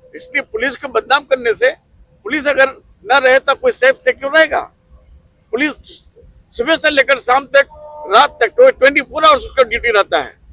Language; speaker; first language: Hindi; non-native, local second language; Bangla